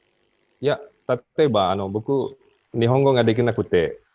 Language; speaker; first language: Japanese; non-native, fluent; Indonesian